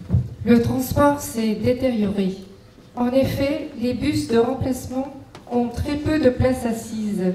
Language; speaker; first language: French; native; French